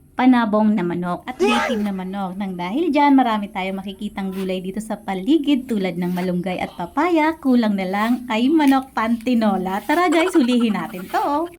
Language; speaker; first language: Filipino; non-native, local second language; Bikol